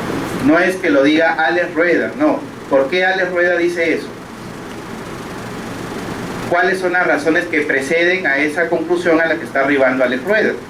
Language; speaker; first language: Spanish; native; Spanish